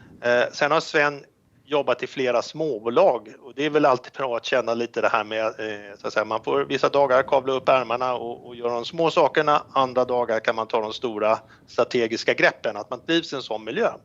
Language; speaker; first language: Swedish; native; Swedish